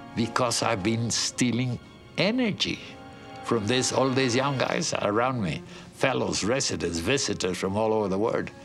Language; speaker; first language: English; non-native, fluent; Spanish